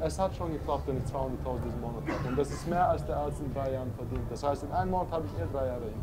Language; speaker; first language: German; native; German